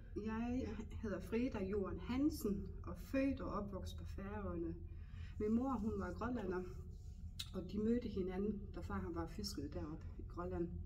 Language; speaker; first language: Danish; non-native, local second language; Faroese